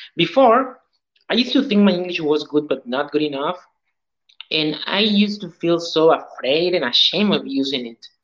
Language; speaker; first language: English; non-native, fluent; Hebrew